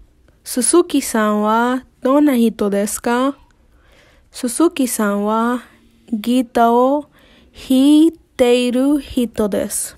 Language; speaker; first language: Japanese; non-native, learner; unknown